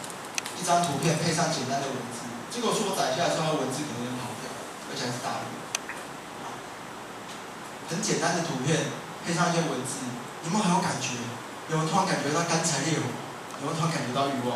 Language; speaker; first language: Chinese; native; Chinese